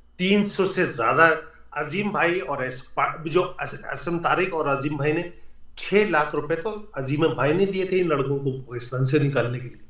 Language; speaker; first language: Urdu; native; Urdu